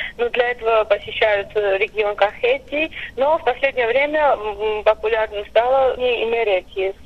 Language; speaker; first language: Russian; non-native, local second language; Armenian